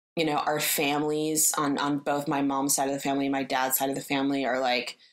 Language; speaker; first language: English; native; English